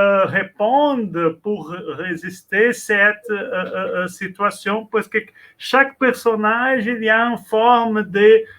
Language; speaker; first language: French; non-native, learner; Portuguese